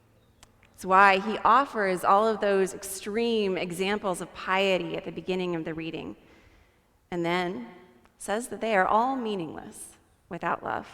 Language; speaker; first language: English; native; English